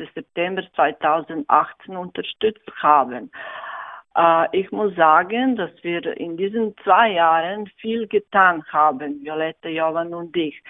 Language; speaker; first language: German; non-native, fluent; Serbian